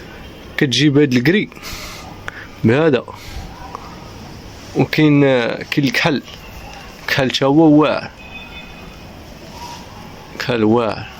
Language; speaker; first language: Arabic; native; Arabic